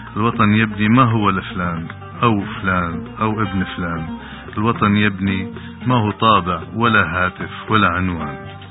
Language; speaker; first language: Arabic; native; Arabic